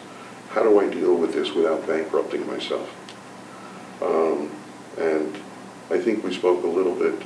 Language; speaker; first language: English; native; English